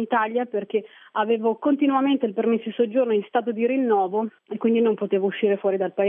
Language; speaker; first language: Italian; early bilingual, other home language; Arabic